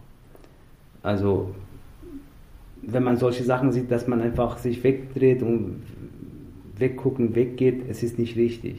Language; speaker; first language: German; non-native, fluent; Persian